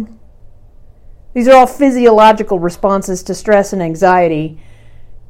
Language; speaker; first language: English; native; English